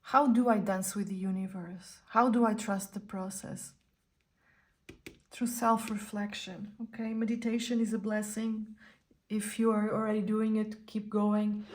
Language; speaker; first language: English; non-native, fluent; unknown